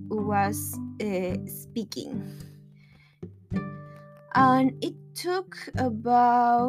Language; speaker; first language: English; non-native, fluent; Spanish